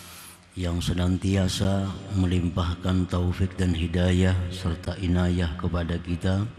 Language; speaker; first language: Indonesian; non-native, local second language; Banjar